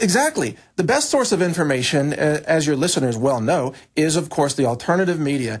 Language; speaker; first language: English; native; English